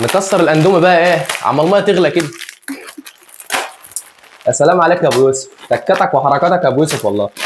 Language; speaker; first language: Arabic; native; Arabic